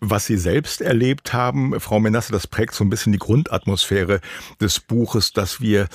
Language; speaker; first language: German; native; German